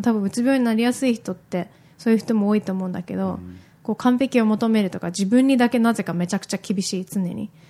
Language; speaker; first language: Japanese; native; Japanese